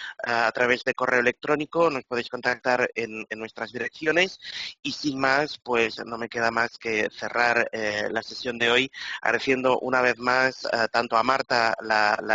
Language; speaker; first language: Spanish; native; Spanish